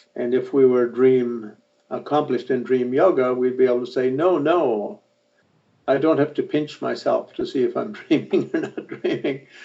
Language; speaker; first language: English; native; English